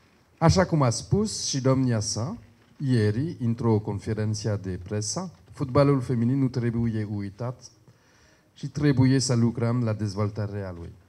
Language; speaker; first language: Romanian; non-native, learner; French